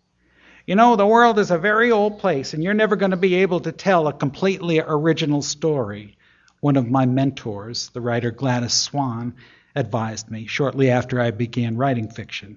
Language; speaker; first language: English; native; English